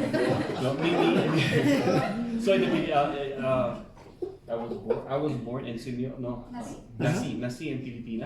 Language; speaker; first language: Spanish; early bilingual, heritage; Filipino